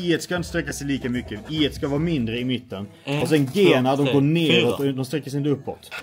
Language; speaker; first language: Swedish; native; Swedish